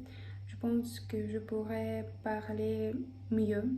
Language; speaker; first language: French; non-native, fluent; Russian